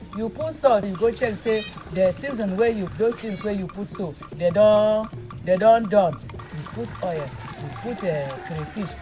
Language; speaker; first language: Nigerian Pidgin; non-native, local second language; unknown